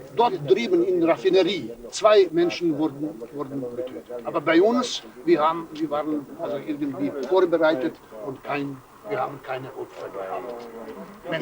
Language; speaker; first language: German; non-native, fluent; Serbian